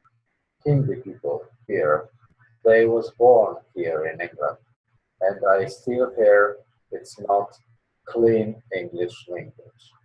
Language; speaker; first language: English; non-native, learner; Polish